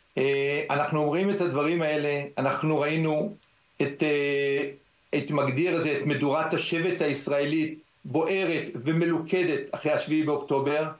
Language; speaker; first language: Hebrew; native; Hebrew